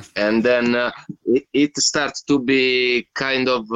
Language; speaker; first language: English; non-native, learner; Italian